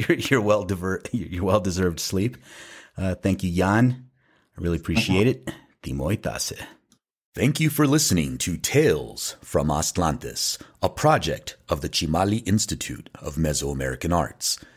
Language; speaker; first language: English; native; English